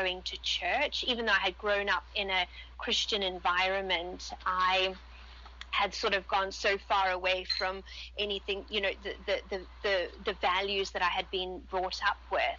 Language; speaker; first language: English; native; English